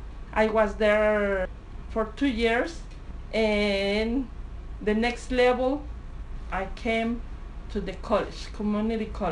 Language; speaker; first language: English; non-native, learner; Spanish